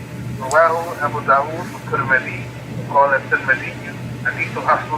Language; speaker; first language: Arabic; non-native, learner; English